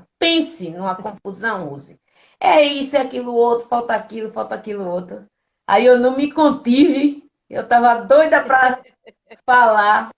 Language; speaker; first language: Portuguese; native; Portuguese